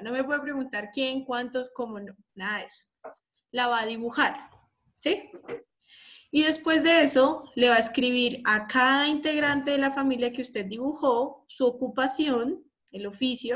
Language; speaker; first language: Spanish; native; Spanish